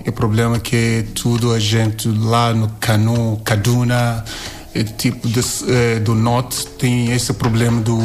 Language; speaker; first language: Portuguese; non-native, learner; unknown